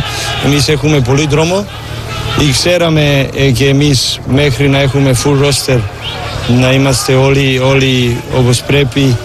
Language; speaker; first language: Greek; non-native, learner; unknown